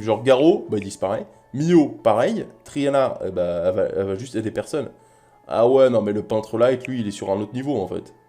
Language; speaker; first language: French; native; French